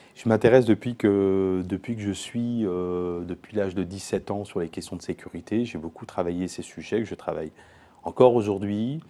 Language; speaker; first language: French; native; French